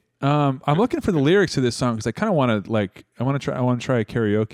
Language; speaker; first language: English; native; English